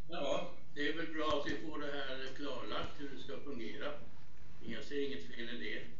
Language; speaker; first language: Swedish; native; Swedish